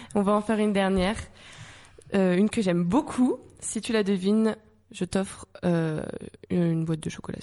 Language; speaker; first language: French; native; French